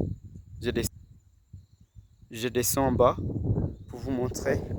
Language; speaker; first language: French; non-native, fluent; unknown